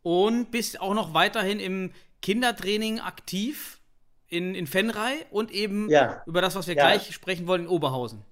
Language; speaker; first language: German; native; German